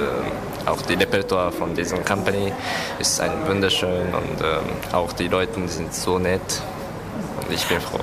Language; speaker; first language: German; non-native, learner; Japanese